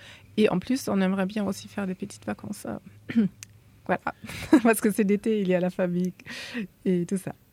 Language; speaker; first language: French; non-native, fluent; German